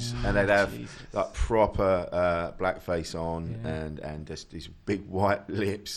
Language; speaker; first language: English; native; English